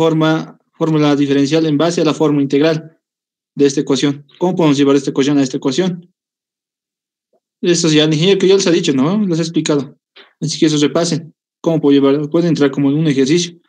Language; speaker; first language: Spanish; native; Spanish